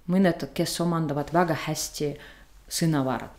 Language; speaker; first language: Estonian; non-native, learner; Russian